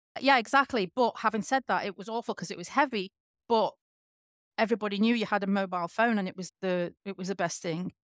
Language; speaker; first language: English; native; English